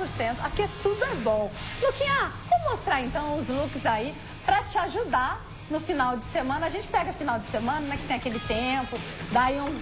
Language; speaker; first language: Portuguese; native; Portuguese